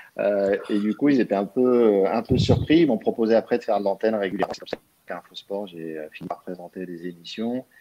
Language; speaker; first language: French; early bilingual, other home language; Arabic